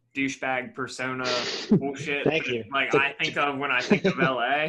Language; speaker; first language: English; native; English